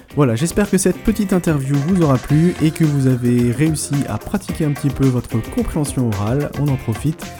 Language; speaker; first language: French; native; French